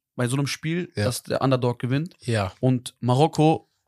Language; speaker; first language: German; native; German